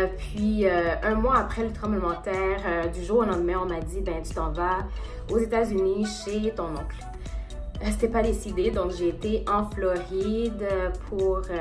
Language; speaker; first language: French; non-native, local second language; Haitian Creole